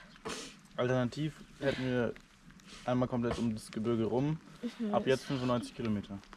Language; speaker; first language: German; native; German